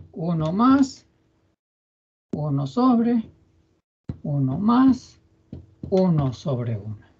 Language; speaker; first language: Spanish; native; Spanish